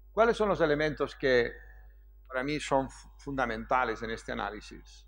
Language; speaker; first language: Spanish; native; Spanish